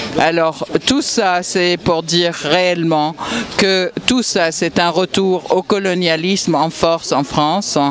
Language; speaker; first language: French; non-native, fluent; Arabic